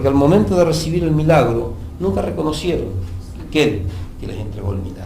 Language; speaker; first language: Spanish; native; Spanish